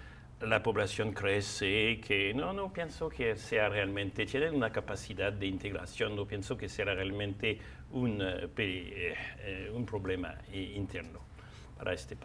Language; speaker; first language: Spanish; non-native, fluent; French